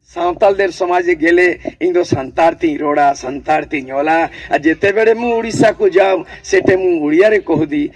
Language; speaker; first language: Bangla; non-native, local second language; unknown